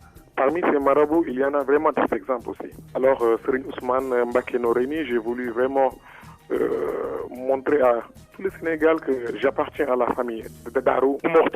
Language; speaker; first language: French; non-native, local second language; Wolof